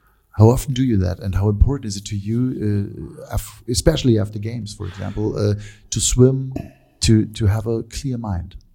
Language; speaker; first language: English; non-native, fluent; German